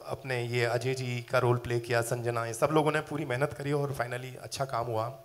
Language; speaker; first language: Hindi; native; Hindi